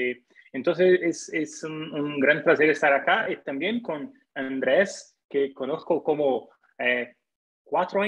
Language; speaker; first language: Spanish; non-native, fluent; Portuguese